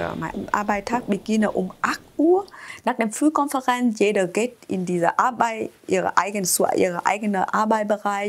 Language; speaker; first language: German; non-native, fluent; Vietnamese